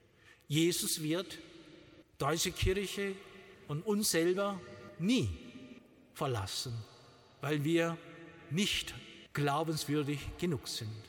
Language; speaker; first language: German; non-native, learner; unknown